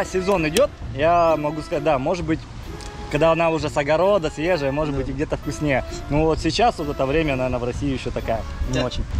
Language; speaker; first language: Russian; native; Russian